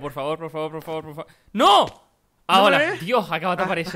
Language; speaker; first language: Spanish; native; Spanish